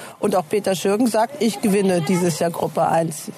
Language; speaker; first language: German; native; German